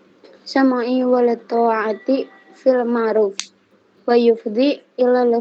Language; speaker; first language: Arabic; non-native, learner; Indonesian